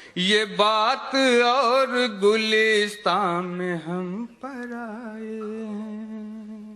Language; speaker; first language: Urdu; native; Urdu